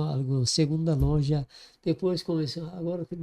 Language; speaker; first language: Portuguese; non-native, learner; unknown